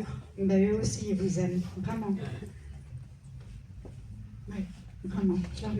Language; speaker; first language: French; native; French